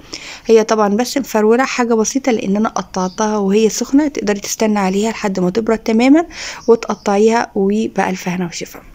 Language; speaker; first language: Arabic; native; Arabic